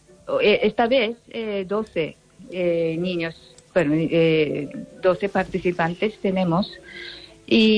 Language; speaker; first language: Spanish; non-native, learner; Japanese